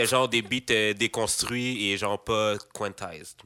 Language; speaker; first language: French; native; French